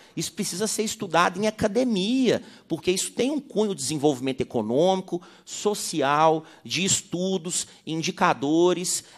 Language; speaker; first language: Portuguese; native; Portuguese